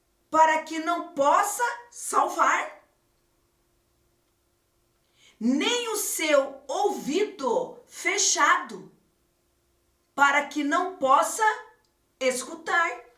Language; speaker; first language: Portuguese; native; Portuguese